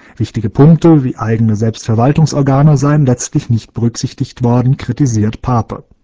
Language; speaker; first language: German; native; German